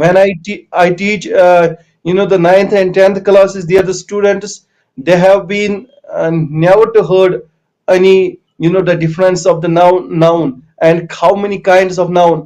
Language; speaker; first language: English; non-native, local second language; Kashmiri